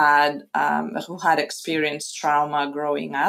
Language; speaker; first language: English; non-native, fluent; Spanish